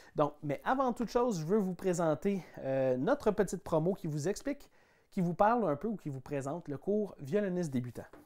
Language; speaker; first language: French; native; French